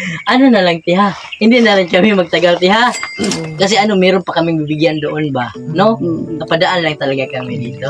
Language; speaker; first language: Filipino; non-native, local second language; Cebuano